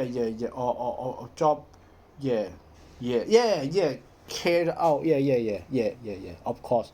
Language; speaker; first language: English; non-native, learner; Cantonese